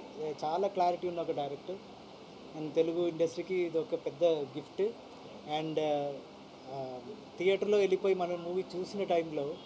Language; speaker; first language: Telugu; non-native, fluent; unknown